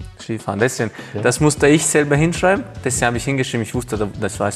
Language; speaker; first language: German; non-native, fluent; Hungarian